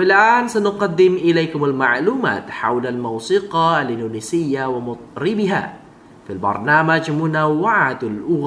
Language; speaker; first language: Arabic; non-native, fluent; Indonesian